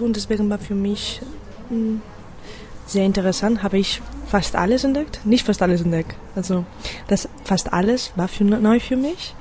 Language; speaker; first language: German; non-native, fluent; Spanish